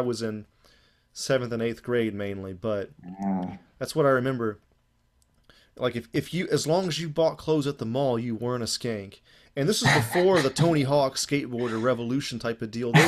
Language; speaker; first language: English; native; English